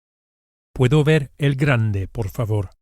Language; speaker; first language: Spanish; non-native, fluent; English